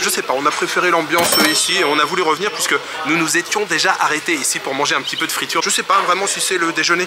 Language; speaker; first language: French; native; French